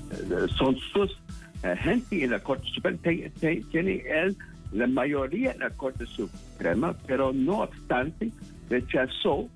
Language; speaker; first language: Spanish; non-native, fluent; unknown